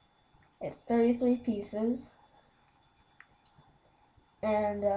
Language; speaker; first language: English; native; English